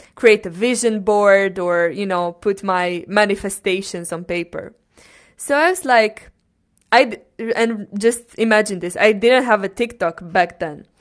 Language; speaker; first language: English; non-native, fluent; Romanian